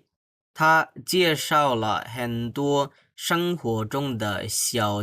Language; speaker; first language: Chinese; non-native, fluent; Bangla